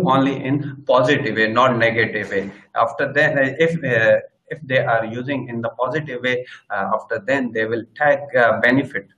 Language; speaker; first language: English; non-native, learner; Sindhi